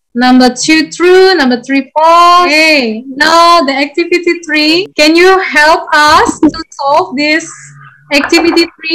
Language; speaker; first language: English; non-native, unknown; Indonesian